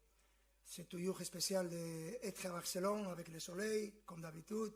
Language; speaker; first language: French; non-native, fluent; Spanish